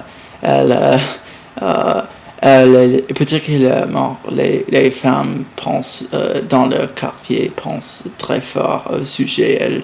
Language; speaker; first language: French; non-native, learner; English